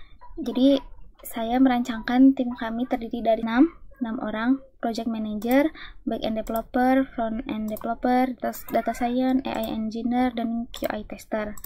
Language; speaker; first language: Indonesian; native; Indonesian